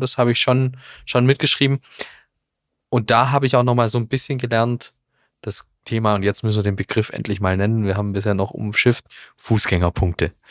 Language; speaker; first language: German; native; German